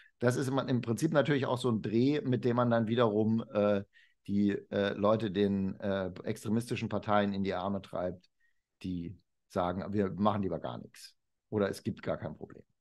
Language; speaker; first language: German; native; German